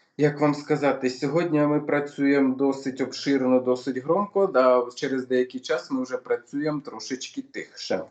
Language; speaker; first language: Ukrainian; non-native, local second language; Russian